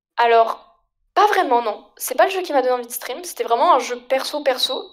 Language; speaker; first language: French; native; French